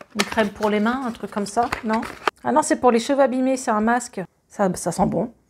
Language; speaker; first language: French; native; French